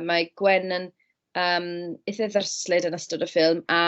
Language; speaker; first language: Welsh; non-native, fluent; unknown